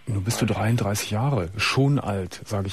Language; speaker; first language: German; native; German